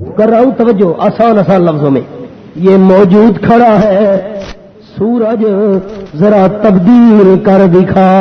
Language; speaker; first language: Urdu; non-native, local second language; Pashto